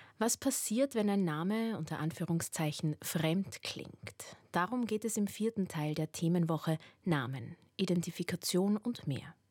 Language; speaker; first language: German; native; German